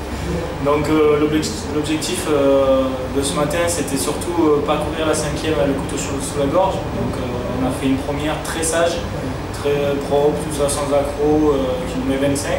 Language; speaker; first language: French; native; French